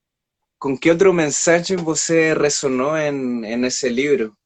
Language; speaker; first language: Portuguese; non-native, learner; Spanish